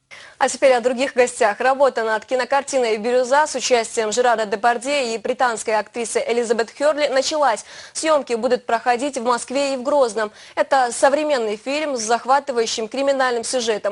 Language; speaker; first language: Russian; native; Russian